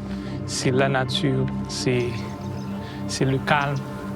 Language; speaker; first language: French; non-native, local second language; Haitian Creole